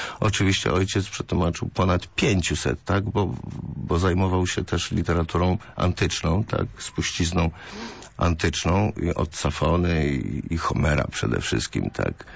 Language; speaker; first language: Polish; early bilingual, other home language; Greek